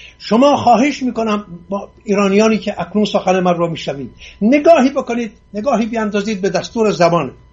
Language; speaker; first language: Persian; non-native, local second language; Assyrian Neo-Aramaic